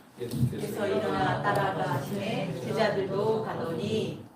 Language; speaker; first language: Korean; native; Korean